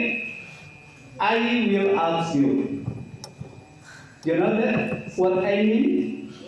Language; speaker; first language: English; non-native, learner; Indonesian